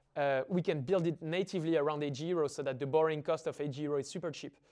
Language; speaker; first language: English; non-native, fluent; French